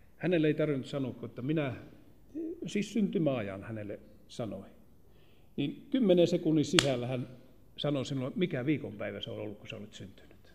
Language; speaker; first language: Finnish; native; Finnish